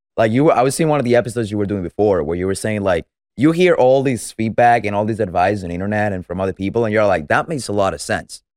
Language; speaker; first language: English; non-native, fluent; Spanish